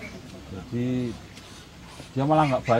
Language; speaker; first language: Indonesian; non-native, local second language; Javanese